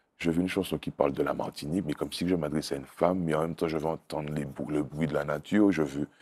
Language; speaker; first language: French; native; French